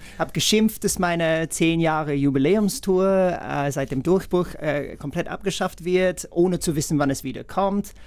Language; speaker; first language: German; non-native, fluent; English